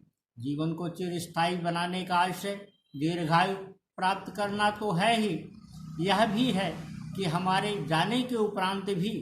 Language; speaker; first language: Hindi; native; Hindi